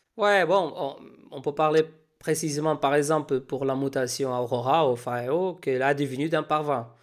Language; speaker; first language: French; non-native, fluent; Spanish